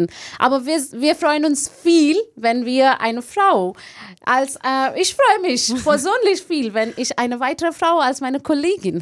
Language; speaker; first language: German; non-native, learner; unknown